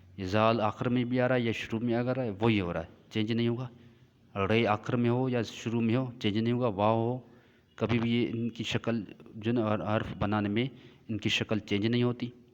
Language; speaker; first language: Urdu; non-native, local second language; Sindhi